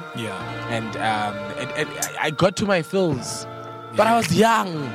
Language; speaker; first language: English; non-native, local second language; Swati